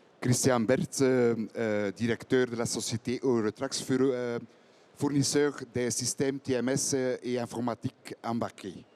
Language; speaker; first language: French; non-native, fluent; Dutch